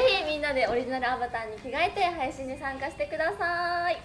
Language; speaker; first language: Japanese; native; Japanese